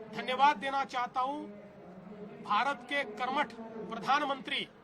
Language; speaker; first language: Hindi; non-native, local second language; Marathi